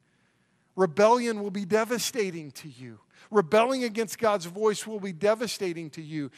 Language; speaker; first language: English; native; English